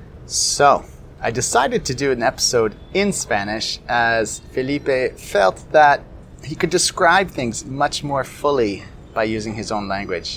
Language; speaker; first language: English; native; English